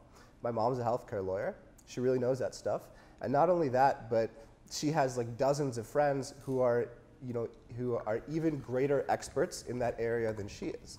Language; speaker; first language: English; native; English